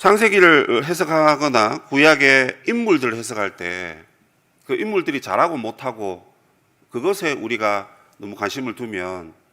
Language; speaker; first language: Korean; native; Korean